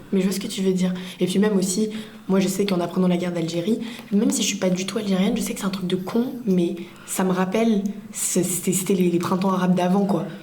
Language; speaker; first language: French; early bilingual, other home language; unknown